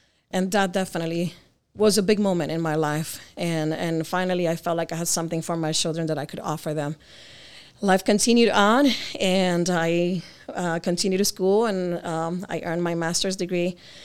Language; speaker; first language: English; native; English